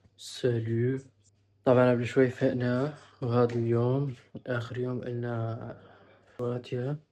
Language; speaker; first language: Arabic; native; Arabic